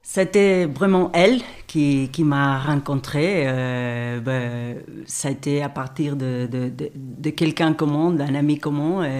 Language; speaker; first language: French; non-native, fluent; Spanish